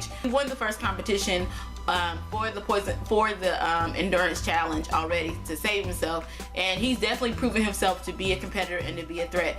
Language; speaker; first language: English; native; English